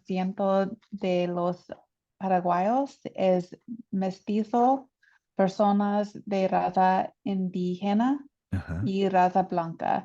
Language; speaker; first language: Spanish; non-native, learner; English